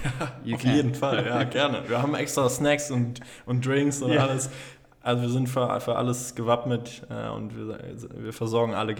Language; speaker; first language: German; native; German